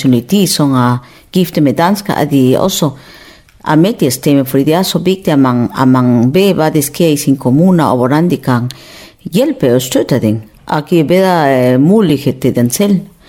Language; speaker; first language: Danish; non-native, fluent; Spanish